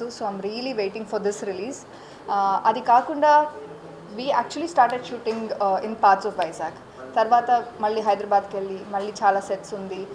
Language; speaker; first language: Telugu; non-native, learner; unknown